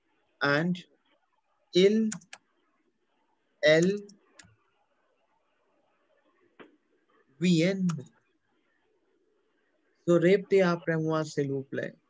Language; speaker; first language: French; non-native, fluent; Hindi